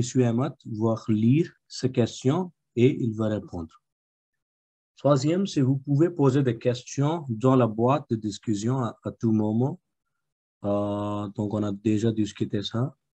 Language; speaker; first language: French; non-native, fluent; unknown